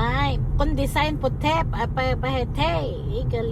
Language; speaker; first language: Danish; non-native, learner; Filipino